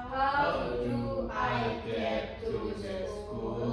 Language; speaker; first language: English; non-native, learner; Indonesian